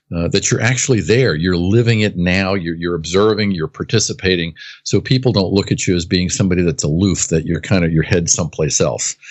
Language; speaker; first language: English; native; English